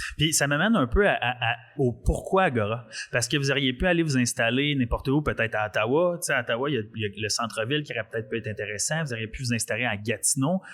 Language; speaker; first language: French; native; French